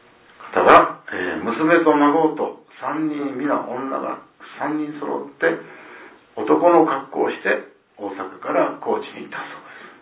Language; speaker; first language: Japanese; native; Japanese